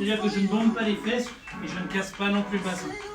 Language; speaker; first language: French; native; French